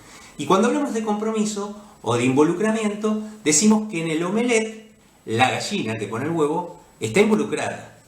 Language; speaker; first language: Spanish; native; Spanish